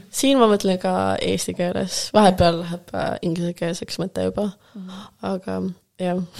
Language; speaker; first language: Estonian; non-native, local second language; Russian